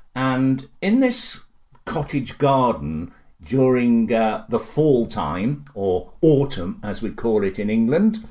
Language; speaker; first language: English; native; English